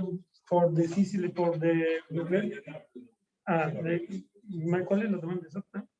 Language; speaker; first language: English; non-native, learner; Italian